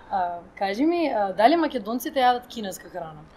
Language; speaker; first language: Macedonian; native; Macedonian